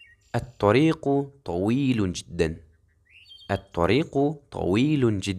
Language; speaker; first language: Arabic; non-native, fluent; Kazakh